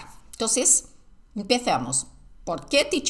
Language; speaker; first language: Spanish; non-native, fluent; Portuguese